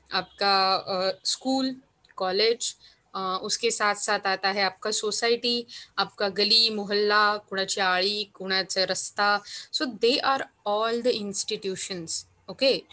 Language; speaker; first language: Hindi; non-native, local second language; Marathi